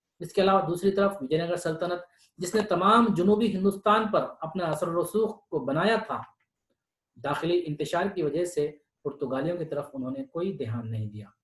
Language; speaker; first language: Urdu; native; Urdu